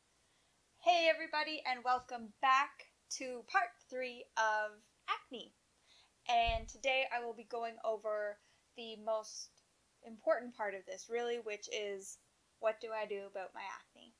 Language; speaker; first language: English; native; English